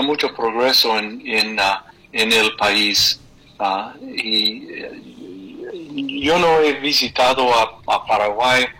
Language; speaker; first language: Spanish; non-native, fluent; English